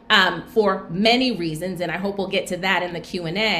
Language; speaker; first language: English; native; English